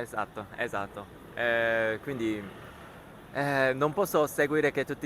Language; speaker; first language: Italian; non-native, learner; Korean